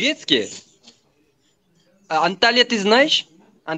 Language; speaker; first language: Russian; non-native, learner; Turkish